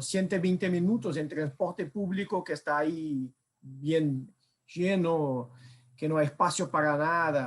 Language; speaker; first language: Spanish; non-native, fluent; Portuguese